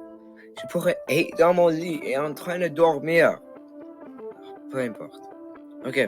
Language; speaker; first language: French; non-native, local second language; English